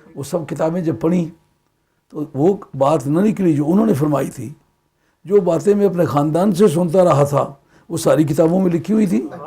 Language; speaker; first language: Urdu; non-native, local second language; Punjabi